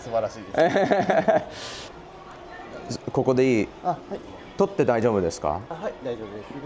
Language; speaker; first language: Japanese; non-native, learner; English